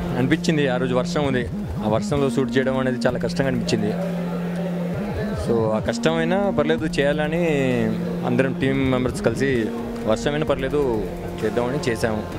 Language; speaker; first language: Telugu; non-native, learner; Hindi